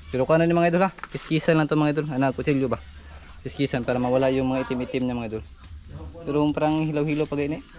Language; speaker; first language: Filipino; non-native, local second language; Kinaray-a